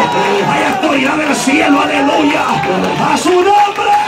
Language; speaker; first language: Spanish; native; Spanish